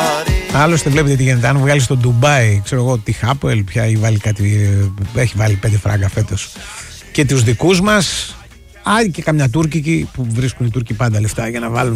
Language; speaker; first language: Greek; native; Greek